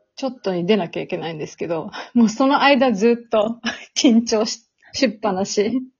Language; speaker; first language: Japanese; early bilingual, heritage; Serbian